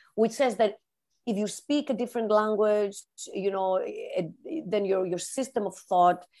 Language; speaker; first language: English; non-native, fluent; Greek